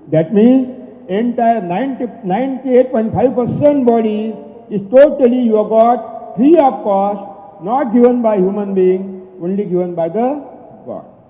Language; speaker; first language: English; non-native, local second language; Marathi